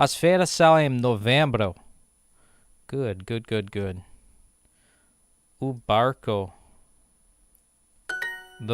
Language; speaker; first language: Portuguese; non-native, learner; English